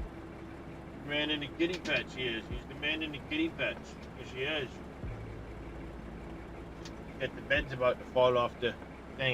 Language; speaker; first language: English; native; English